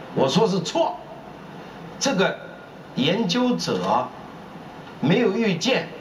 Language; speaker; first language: Chinese; native; Chinese